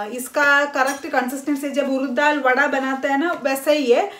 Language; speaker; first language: Hindi; non-native, local second language; Malayalam